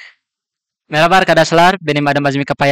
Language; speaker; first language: Turkish; non-native, learner; Indonesian